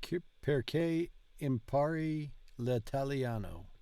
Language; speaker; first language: Italian; non-native, learner; English